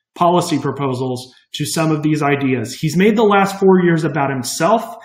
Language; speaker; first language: English; native; English